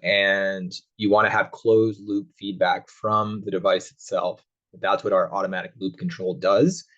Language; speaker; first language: English; native; English